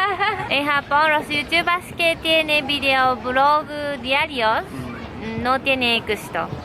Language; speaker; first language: Spanish; non-native, fluent; Japanese